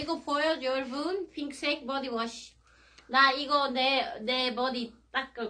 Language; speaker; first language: Korean; non-native, learner; Swedish